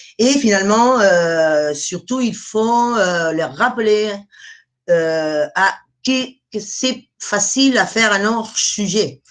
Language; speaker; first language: French; non-native, fluent; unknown